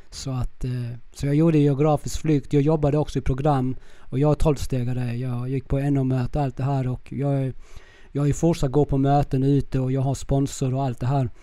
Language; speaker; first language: Swedish; early bilingual, other home language; Spanish